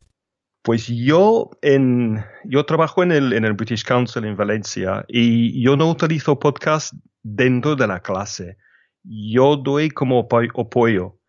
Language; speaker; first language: Spanish; non-native, fluent; English